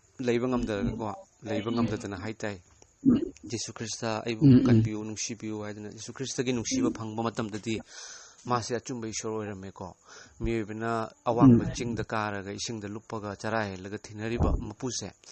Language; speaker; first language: Manipuri; native; Manipuri